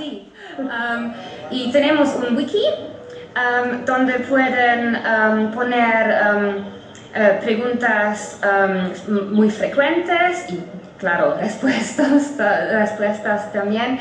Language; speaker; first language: Spanish; non-native, fluent; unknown